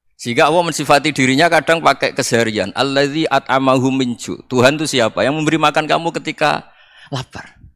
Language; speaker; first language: Indonesian; non-native, local second language; Javanese